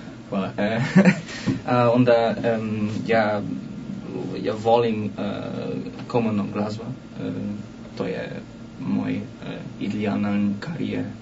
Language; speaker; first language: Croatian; non-native, learner; Dutch